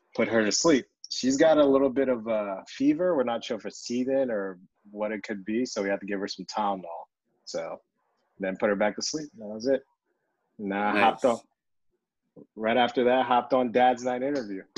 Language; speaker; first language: English; early bilingual, other home language; Yoruba